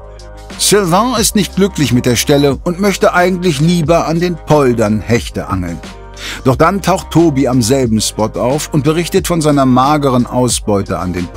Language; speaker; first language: German; native; German